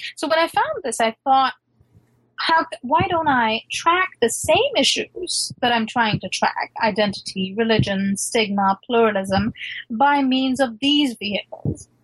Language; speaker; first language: English; non-native, local second language; Urdu